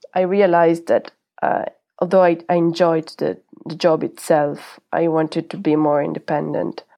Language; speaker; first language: English; non-native, fluent; Italian